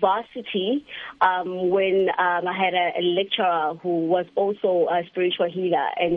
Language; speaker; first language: English; non-native, local second language; Zulu